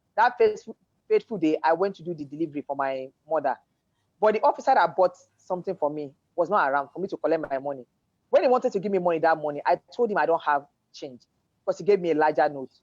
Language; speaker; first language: English; non-native, local second language; Yoruba